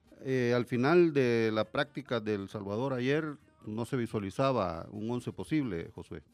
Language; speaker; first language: Spanish; native; Spanish